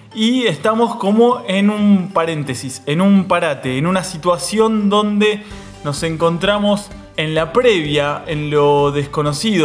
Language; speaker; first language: Spanish; native; Spanish